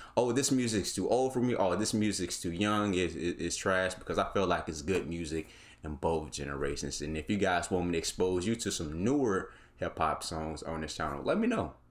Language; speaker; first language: English; native; English